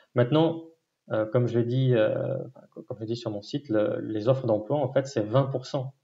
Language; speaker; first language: French; native; French